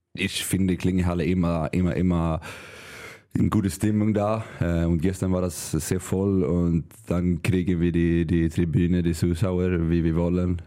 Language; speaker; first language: German; non-native, learner; Swedish